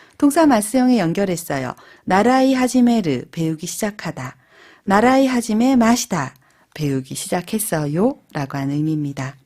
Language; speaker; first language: Korean; native; Korean